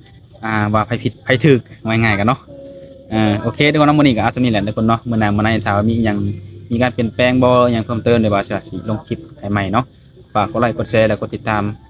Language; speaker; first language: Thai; non-native, local second language; Northeastern Thai